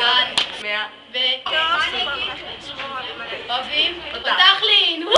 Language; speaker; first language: Hebrew; native; Hebrew